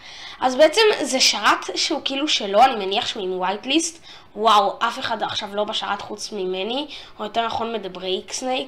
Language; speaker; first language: Hebrew; native; Hebrew